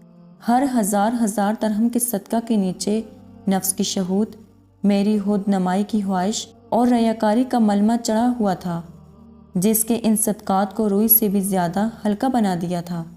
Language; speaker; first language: Urdu; native; Urdu